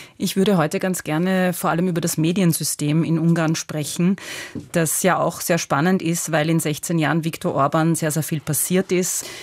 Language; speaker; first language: German; native; German